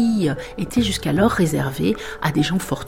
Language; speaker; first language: French; native; French